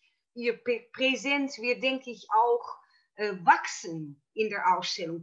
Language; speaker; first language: German; non-native, fluent; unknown